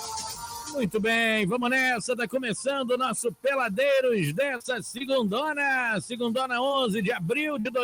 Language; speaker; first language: Portuguese; native; Portuguese